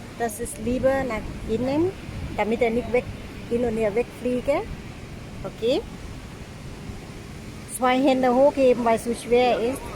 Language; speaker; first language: German; non-native, learner; Thai